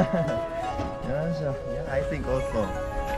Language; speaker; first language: English; non-native, learner; Japanese